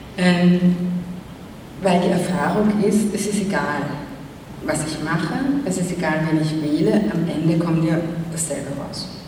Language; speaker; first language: German; native; German